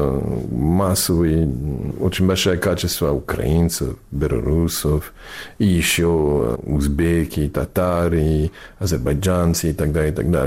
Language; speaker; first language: Russian; non-native, fluent; English